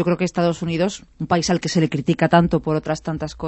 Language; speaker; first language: Spanish; native; Spanish